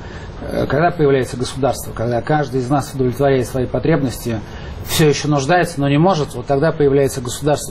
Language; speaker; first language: Russian; native; Russian